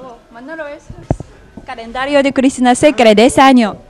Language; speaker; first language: Spanish; non-native, fluent; Japanese